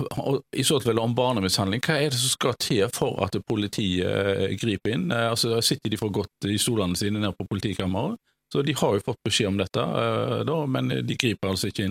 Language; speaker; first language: Norwegian; native; Norwegian